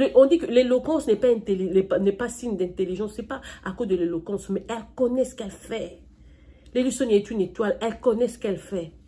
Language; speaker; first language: French; non-native, local second language; Lingala